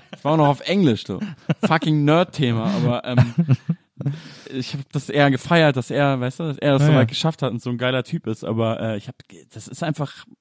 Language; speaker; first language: German; native; German